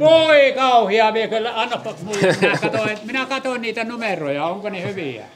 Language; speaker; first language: Finnish; early bilingual, other home language; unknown